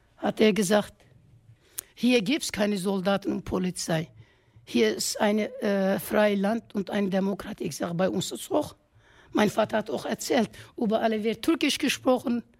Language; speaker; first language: German; non-native, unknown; Kurdish